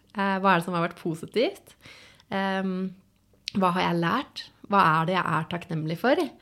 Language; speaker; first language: Norwegian; native; Norwegian